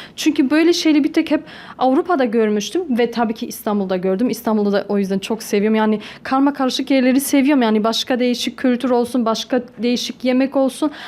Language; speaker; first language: Turkish; early bilingual, heritage; Turkish